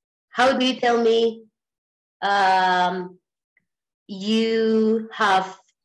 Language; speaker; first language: English; non-native, local second language; Swahili